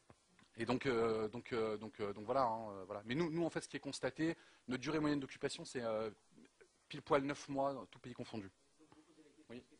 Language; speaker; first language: French; native; French